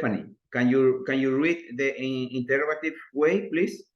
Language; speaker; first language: English; non-native, learner; Spanish